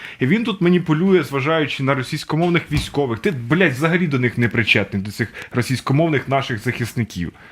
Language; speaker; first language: Ukrainian; native; Ukrainian